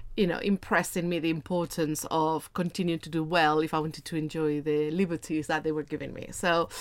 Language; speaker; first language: English; non-native, fluent; Spanish